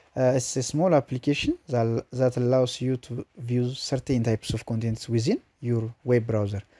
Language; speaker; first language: English; non-native, local second language; Amharic